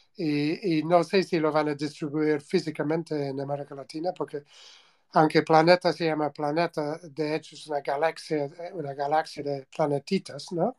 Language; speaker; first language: Spanish; non-native, fluent; English